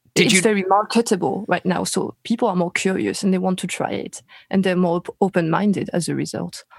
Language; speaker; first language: English; non-native, fluent; French